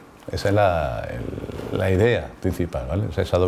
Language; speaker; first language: Spanish; native; Spanish